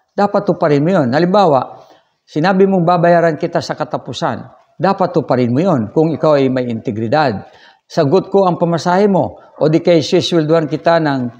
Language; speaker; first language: Filipino; non-native, local second language; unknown